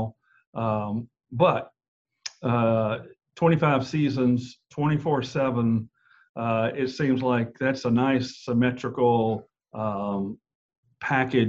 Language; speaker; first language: English; native; English